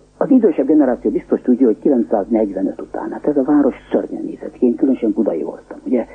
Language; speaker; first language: Hungarian; native; Hungarian